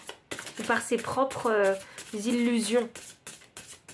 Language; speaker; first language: French; native; French